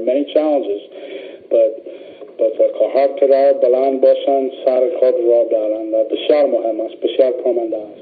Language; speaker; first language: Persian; non-native, learner; English